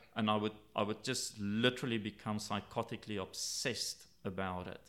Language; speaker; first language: English; native; English